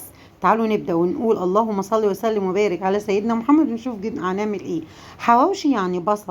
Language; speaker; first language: Arabic; native; Arabic